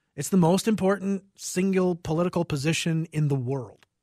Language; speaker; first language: English; native; English